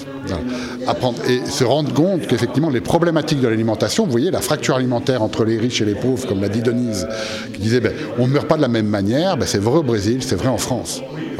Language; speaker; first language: French; native; French